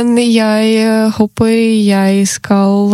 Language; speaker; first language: Norwegian; non-native, learner; Ukrainian